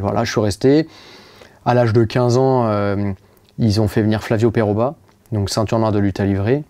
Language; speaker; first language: French; native; French